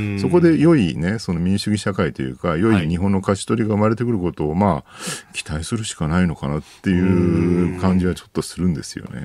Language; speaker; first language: Japanese; native; Japanese